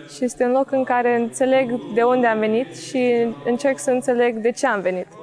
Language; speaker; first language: Romanian; early bilingual, heritage; Romanian